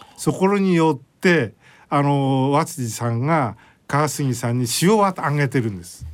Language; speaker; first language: Japanese; native; Japanese